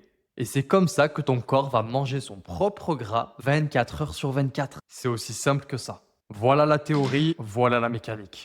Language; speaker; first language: French; native; French